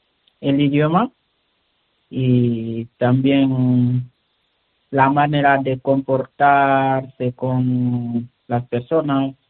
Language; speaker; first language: Spanish; non-native, learner; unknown